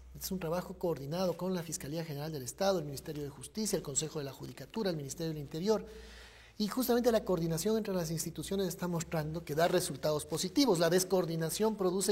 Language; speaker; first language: Spanish; native; Spanish